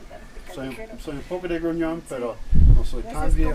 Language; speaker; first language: Spanish; non-native, learner; English